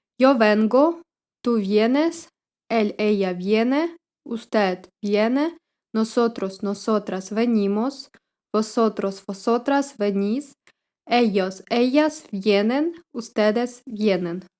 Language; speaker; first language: Spanish; non-native, fluent; Ukrainian